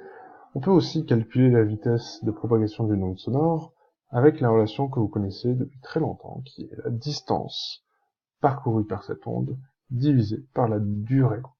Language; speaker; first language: French; native; French